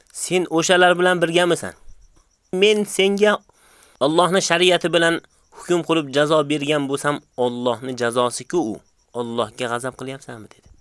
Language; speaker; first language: Uzbek; native; Uzbek